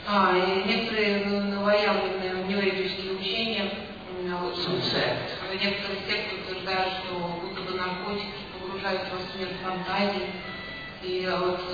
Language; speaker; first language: Russian; native; Russian